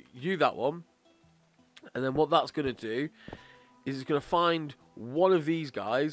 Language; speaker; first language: English; native; English